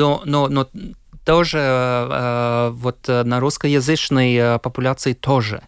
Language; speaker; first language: Russian; non-native, local second language; Latvian